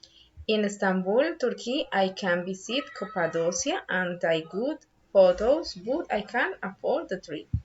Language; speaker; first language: English; non-native, learner; Spanish